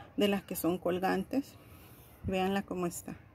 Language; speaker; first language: Spanish; native; Spanish